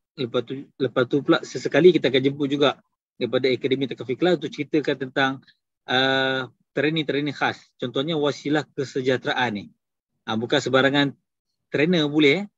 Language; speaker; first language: Malay; native; Malay